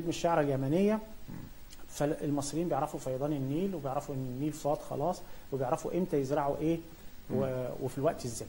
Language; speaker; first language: Arabic; native; Arabic